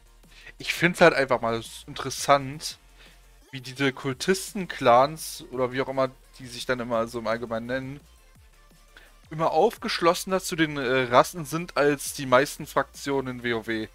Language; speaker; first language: German; native; German